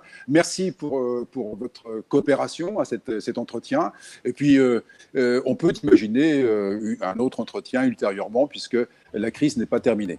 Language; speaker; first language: French; native; French